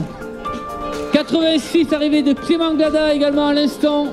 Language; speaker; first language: French; native; French